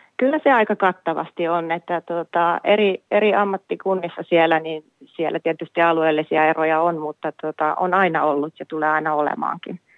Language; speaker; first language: Finnish; native; Finnish